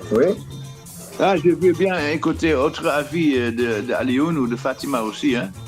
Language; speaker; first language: French; non-native, fluent; Dutch